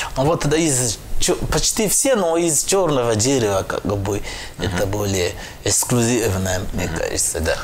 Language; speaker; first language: Russian; non-native, fluent; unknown